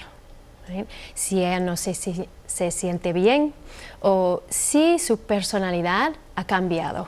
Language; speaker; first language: Spanish; non-native, fluent; English